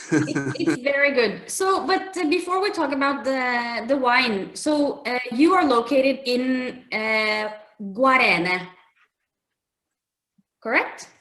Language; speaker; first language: English; non-native, fluent; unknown